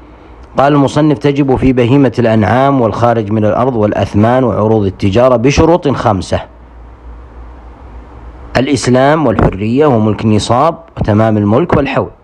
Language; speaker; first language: Arabic; native; Arabic